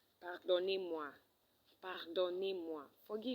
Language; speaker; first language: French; non-native, fluent; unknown